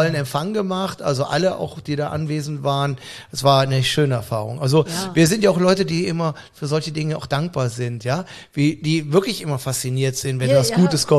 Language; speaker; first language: German; native; German